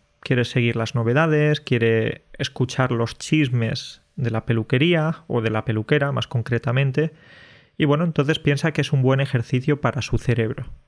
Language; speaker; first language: Spanish; native; Spanish